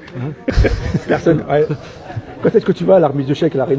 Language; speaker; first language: French; native; French